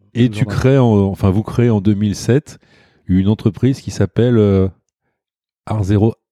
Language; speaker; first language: French; native; French